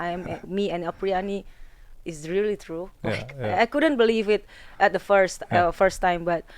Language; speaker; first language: English; non-native, fluent; Indonesian